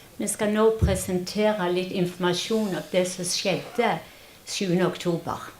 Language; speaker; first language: Norwegian; non-native, fluent; Hebrew